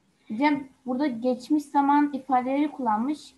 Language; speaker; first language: Turkish; native; Turkish